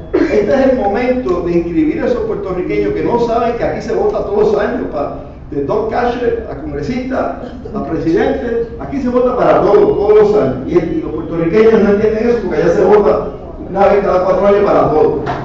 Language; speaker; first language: Spanish; native; Spanish